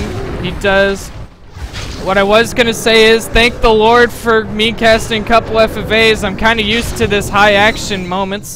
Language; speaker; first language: English; native; English